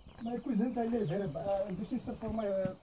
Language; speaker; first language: English; non-native, learner; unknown